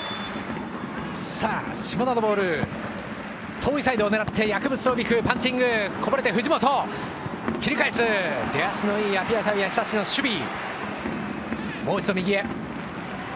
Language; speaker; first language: Japanese; native; Japanese